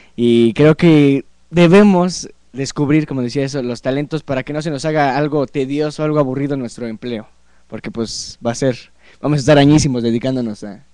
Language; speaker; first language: Spanish; native; Spanish